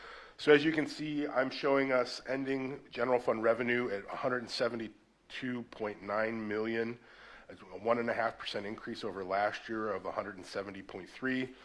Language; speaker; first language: English; native; English